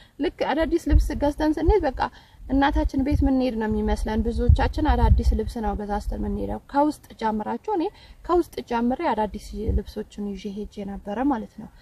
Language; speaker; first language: Amharic; native; Amharic